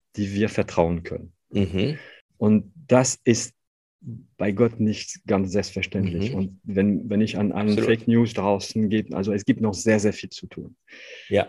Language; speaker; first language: German; non-native, fluent; French